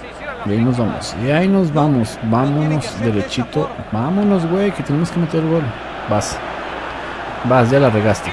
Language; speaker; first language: Spanish; native; Spanish